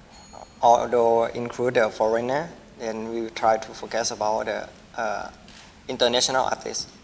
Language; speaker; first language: English; non-native, learner; Thai